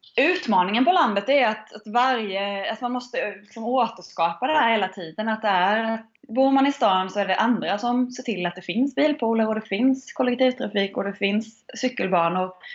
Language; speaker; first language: Swedish; native; Swedish